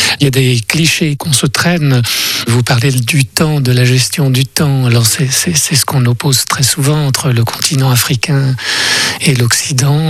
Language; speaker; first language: French; native; French